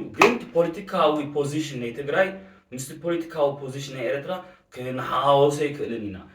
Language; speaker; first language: Tigrinya; early bilingual, heritage; Tigrinya